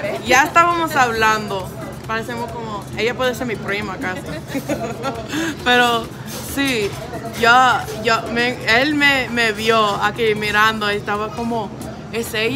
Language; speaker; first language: Spanish; non-native, fluent; English